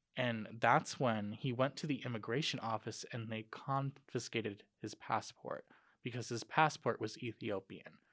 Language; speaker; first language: English; native; English